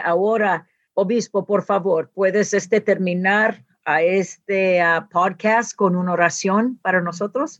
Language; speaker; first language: Spanish; non-native, learner; English